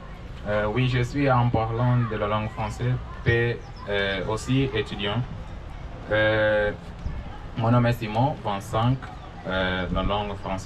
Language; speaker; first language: French; non-native, learner; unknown